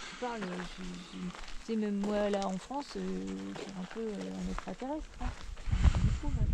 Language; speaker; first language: French; native; French